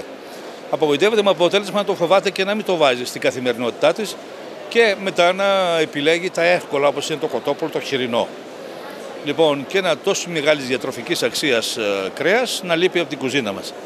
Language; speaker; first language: Greek; native; Greek